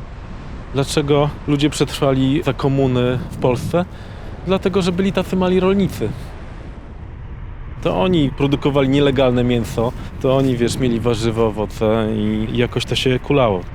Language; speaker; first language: Polish; native; Polish